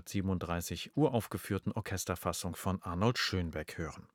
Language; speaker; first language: German; native; German